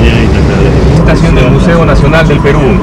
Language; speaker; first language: Spanish; non-native, learner; Polish